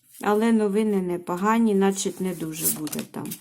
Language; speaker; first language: Ukrainian; native; Ukrainian